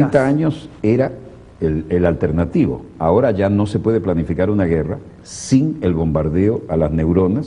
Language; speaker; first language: Spanish; native; Spanish